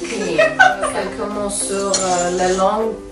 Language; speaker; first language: French; non-native, learner; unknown